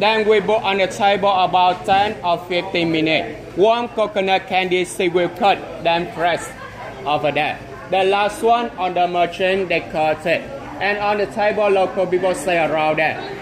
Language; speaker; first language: English; non-native, fluent; Vietnamese